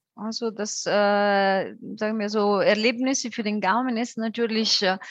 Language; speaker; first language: German; non-native, fluent; Italian